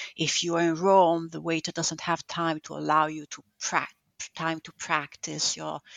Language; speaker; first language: English; non-native, fluent; Italian